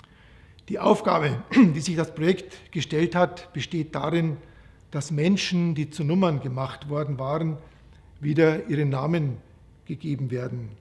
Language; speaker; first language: German; native; German